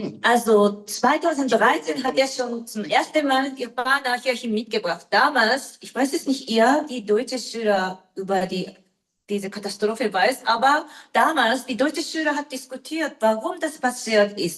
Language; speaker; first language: German; non-native, learner; Japanese